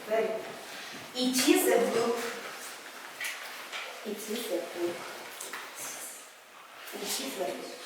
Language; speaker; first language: English; non-native, learner; Kazakh